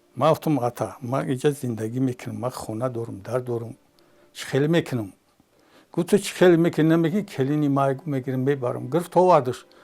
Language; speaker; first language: Tajik; native; Tajik